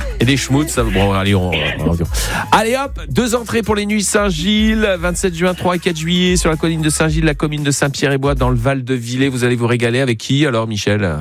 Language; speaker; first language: French; native; French